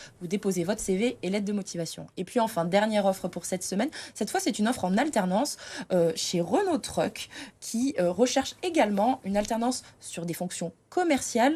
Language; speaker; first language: French; native; French